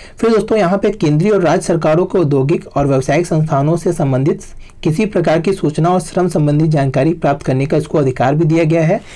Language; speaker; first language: Hindi; native; Hindi